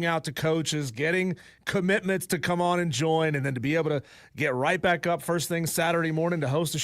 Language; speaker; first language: English; native; English